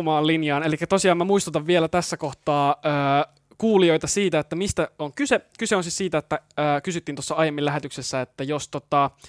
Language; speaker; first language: Finnish; native; Finnish